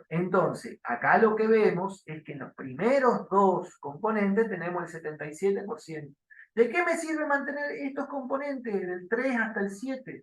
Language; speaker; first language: Spanish; native; Spanish